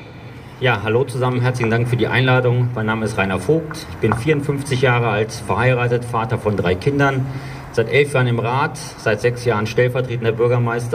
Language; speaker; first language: German; native; German